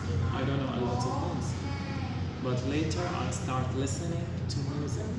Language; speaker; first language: English; non-native, learner; Arabic